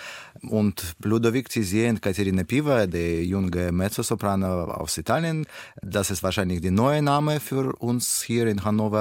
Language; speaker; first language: German; non-native, learner; Russian